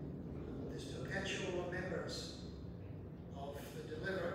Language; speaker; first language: English; native; English